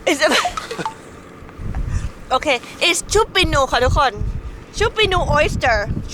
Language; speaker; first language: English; non-native, learner; Thai